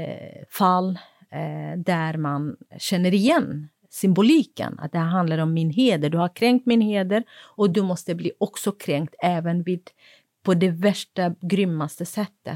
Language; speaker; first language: Swedish; non-native, fluent; Kurdish